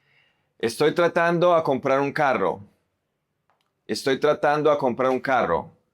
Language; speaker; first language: Spanish; non-native, fluent; English